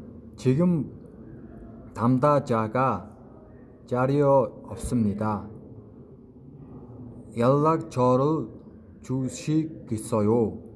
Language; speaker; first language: Korean; non-native, fluent; Mongolian